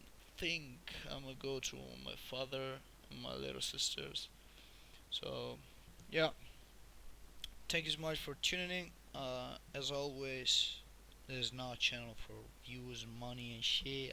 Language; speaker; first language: English; non-native, fluent; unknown